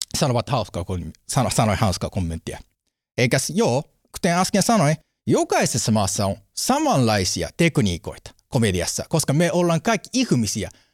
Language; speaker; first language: Finnish; non-native, learner; Japanese